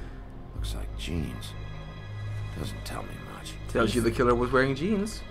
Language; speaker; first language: English; native; English